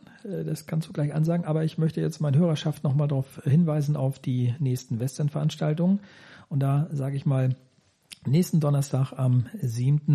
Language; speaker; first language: German; native; German